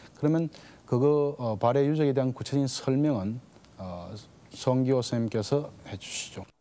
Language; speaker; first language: Korean; native; Korean